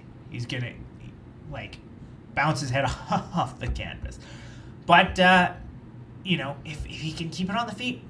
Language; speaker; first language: English; native; English